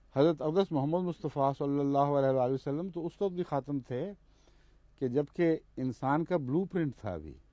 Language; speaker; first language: Urdu; native; Urdu